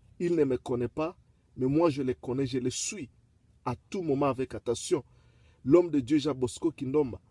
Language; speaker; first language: French; non-native, local second language; Lingala